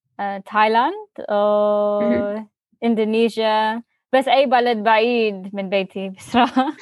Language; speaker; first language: Arabic; non-native, learner; English